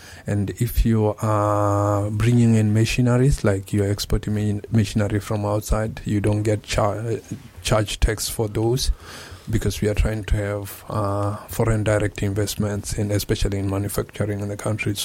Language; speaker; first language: English; non-native, local second language; Tswana